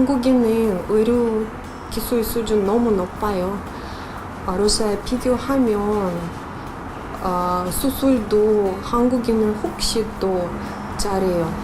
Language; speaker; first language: Korean; non-native, learner; Russian